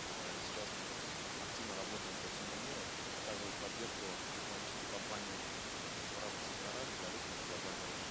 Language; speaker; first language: Russian; native; Russian